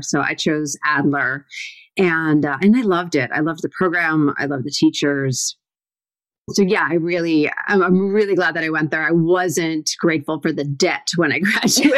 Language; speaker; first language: English; native; English